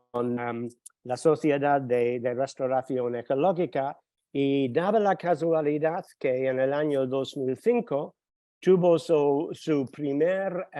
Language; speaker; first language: Spanish; non-native, fluent; English